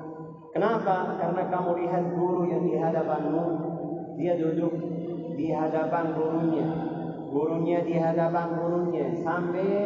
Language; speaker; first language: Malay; non-native, learner; Arabic